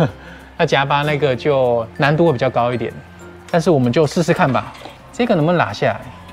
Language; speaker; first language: Chinese; native; Chinese